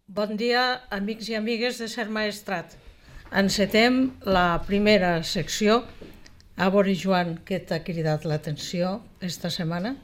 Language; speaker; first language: Catalan; native; Catalan